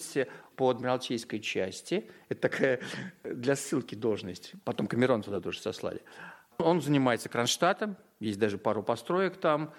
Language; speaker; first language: Russian; native; Russian